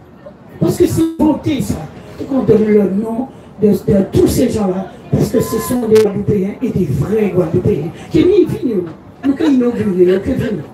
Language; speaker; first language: French; native; French